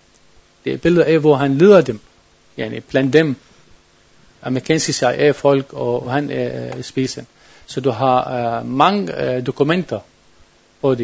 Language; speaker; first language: Danish; non-native, learner; Arabic